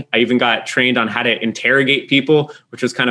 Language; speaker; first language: English; native; English